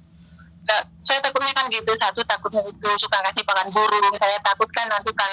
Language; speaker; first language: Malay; non-native, local second language; Javanese